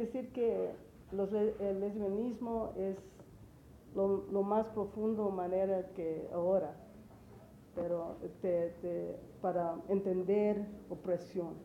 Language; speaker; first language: Spanish; early bilingual, heritage; English